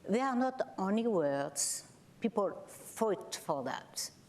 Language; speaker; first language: English; non-native, learner; French